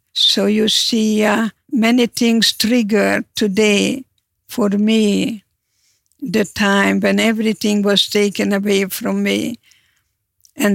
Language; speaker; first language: English; non-native, fluent; Hungarian